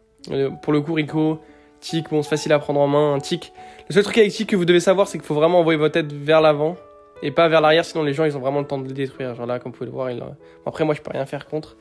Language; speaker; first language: French; native; French